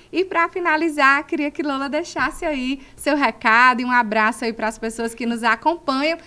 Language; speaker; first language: Portuguese; native; Portuguese